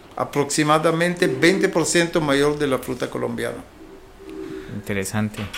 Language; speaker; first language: Spanish; non-native, fluent; Hebrew